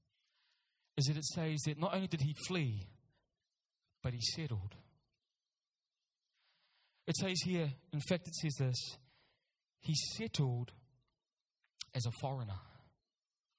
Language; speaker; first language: English; native; English